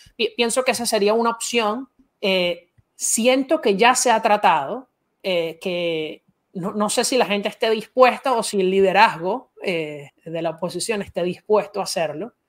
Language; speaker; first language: Spanish; native; Spanish